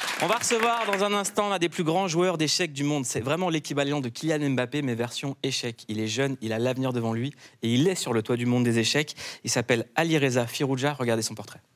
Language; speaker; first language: French; native; French